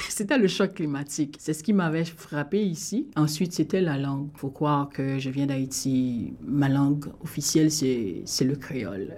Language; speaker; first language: French; non-native, local second language; Haitian Creole